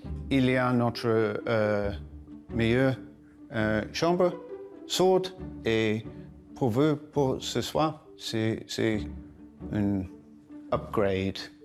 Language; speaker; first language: French; non-native, learner; English